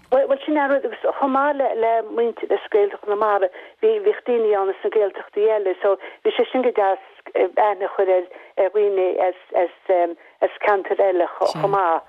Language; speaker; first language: Irish; native; Irish